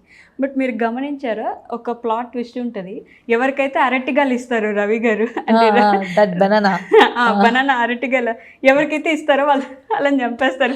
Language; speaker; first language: Telugu; native; Telugu